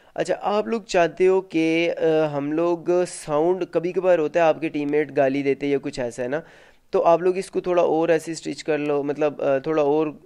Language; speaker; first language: Hindi; native; Hindi